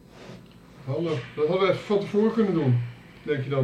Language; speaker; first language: Dutch; native; Dutch